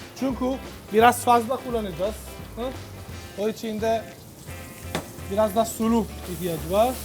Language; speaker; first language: Turkish; non-native, learner; Italian